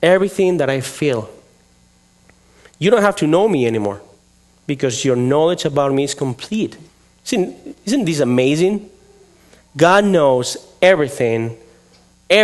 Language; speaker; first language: English; non-native, fluent; Spanish